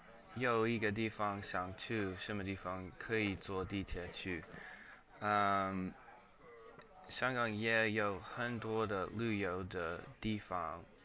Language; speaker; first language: Chinese; non-native, learner; English